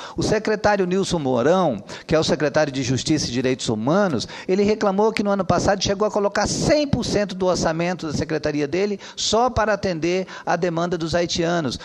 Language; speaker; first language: Portuguese; native; Portuguese